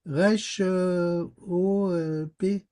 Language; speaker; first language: Hebrew; non-native, learner; French